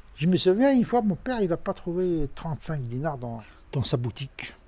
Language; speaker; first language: French; non-native, learner; Arabic